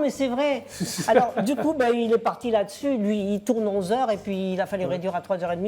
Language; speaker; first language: French; native; French